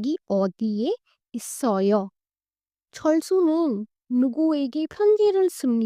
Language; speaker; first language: Korean; non-native, fluent; Hindi